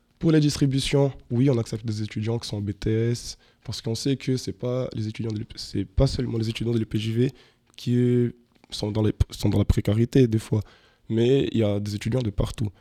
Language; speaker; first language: French; non-native, fluent; Portuguese